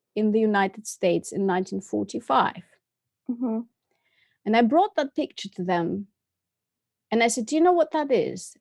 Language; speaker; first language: English; non-native, fluent; Russian